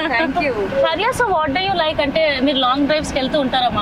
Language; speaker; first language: Telugu; native; Telugu